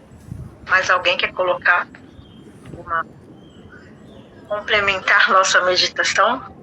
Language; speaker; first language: Portuguese; native; Portuguese